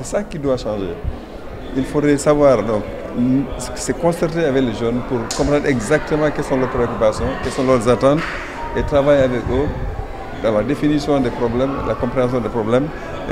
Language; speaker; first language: French; non-native, local second language; Wolof